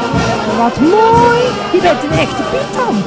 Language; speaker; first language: Dutch; native; Dutch